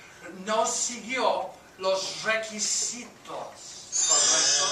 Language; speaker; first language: Spanish; non-native, fluent; English